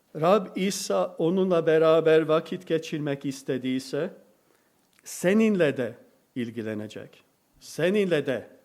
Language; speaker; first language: Turkish; non-native, fluent; English